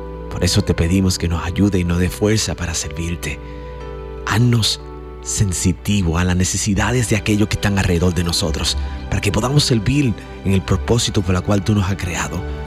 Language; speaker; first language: Spanish; early bilingual, heritage; Spanish